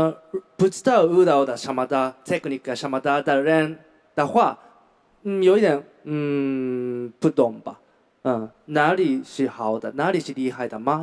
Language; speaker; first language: Chinese; non-native, learner; Japanese